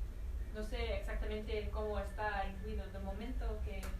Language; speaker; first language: Spanish; non-native, fluent; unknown